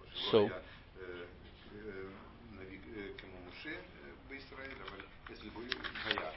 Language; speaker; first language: Hebrew; non-native, fluent; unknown